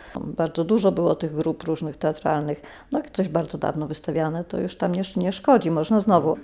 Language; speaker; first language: Polish; non-native, local second language; Lithuanian